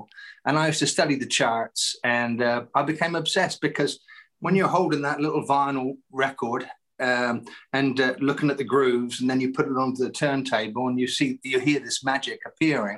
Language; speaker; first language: English; native; English